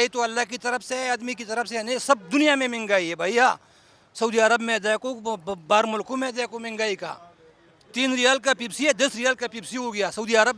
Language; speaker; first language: Hindi; non-native, local second language; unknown